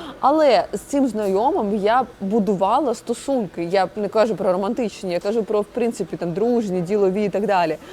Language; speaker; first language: Ukrainian; non-native, local second language; Russian